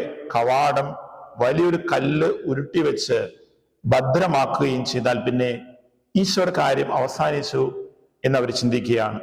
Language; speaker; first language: Malayalam; native; Malayalam